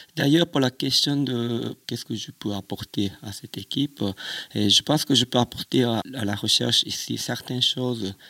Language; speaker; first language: French; non-native, fluent; Japanese